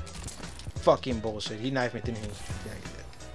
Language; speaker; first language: English; native; English